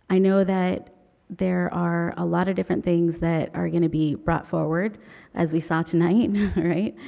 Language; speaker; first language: English; native; English